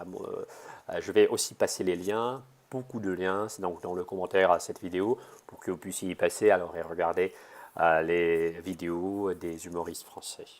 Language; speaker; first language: French; non-native, fluent; Russian